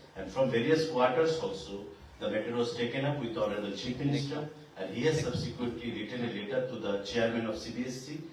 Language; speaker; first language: English; non-native, local second language; Bangla